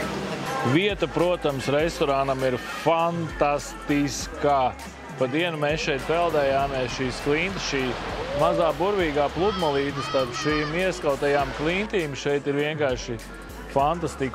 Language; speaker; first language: Latvian; native; Latvian